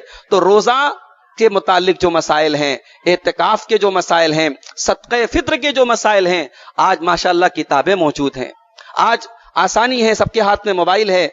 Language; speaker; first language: Urdu; native; Urdu